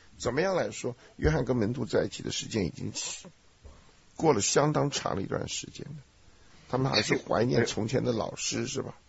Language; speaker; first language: Chinese; native; Chinese